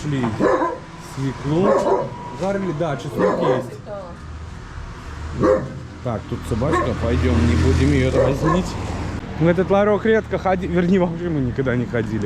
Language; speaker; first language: Russian; native; Russian